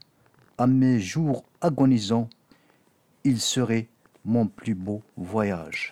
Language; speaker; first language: French; non-native, local second language; Kabyle